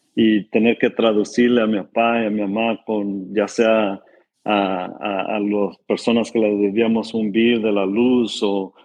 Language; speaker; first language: Spanish; early bilingual, heritage; Spanish